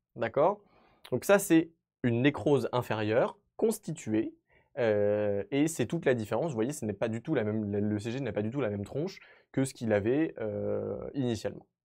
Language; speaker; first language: French; native; French